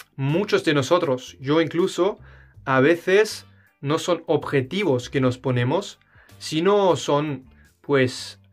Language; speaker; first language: Spanish; non-native, fluent; German